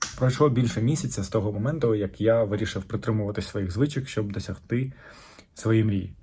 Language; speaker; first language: Ukrainian; non-native, local second language; Russian